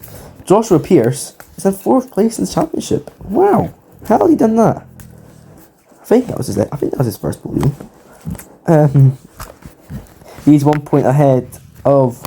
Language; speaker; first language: English; native; English